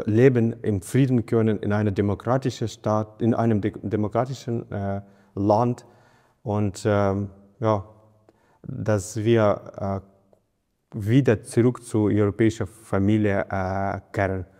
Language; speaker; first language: German; non-native, fluent; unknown